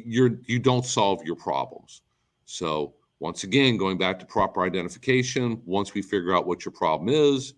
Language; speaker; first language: English; native; English